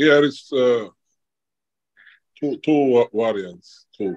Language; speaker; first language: English; non-native, learner; Georgian